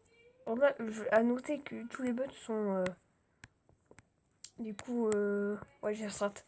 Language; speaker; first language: French; native; French